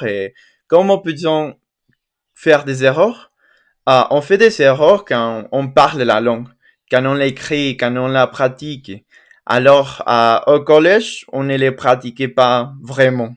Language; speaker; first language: French; non-native, fluent; Spanish